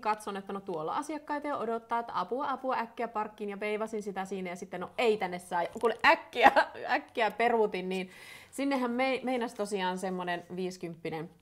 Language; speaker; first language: Finnish; native; Finnish